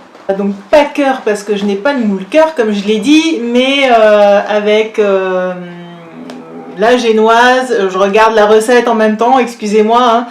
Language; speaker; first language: French; native; French